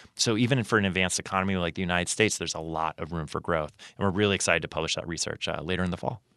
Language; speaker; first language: English; native; English